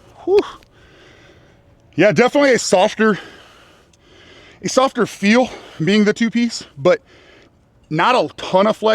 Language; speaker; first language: English; native; English